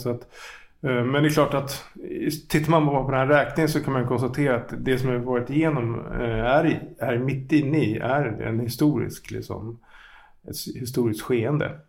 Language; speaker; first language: Swedish; native; Swedish